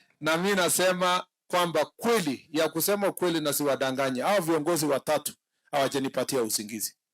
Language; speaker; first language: Swahili; non-native, local second language; Kalenjin